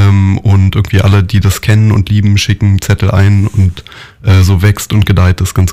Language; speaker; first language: German; native; German